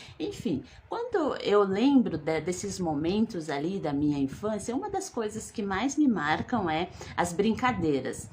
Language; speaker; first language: Portuguese; early bilingual, other home language; Guarani